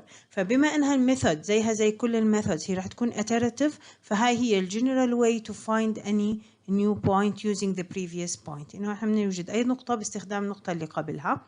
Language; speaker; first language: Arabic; native; Arabic